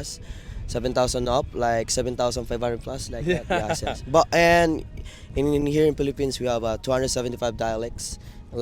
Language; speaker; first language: English; non-native, local second language; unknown